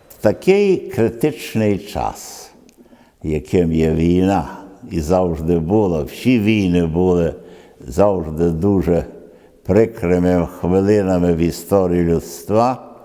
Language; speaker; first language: Ukrainian; early bilingual, other home language; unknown